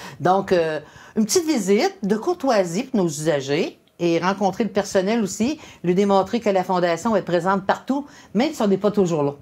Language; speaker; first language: French; native; French